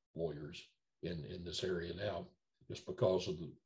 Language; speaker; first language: English; native; English